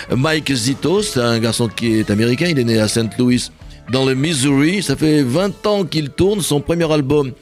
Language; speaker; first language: French; native; French